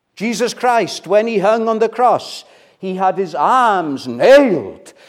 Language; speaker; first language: English; non-native, local second language; Welsh